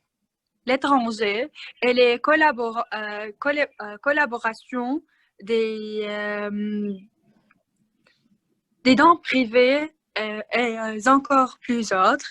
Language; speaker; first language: French; non-native, learner; Arabic